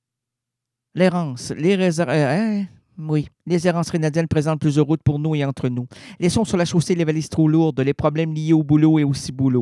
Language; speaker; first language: French; native; French